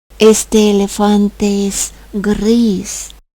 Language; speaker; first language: Spanish; non-native, fluent; Ukrainian